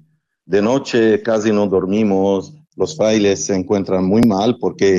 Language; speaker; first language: Spanish; non-native, fluent; Arabic